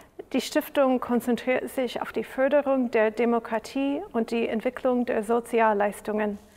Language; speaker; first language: German; non-native, fluent; English